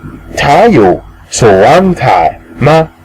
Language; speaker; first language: Chinese; non-native, fluent; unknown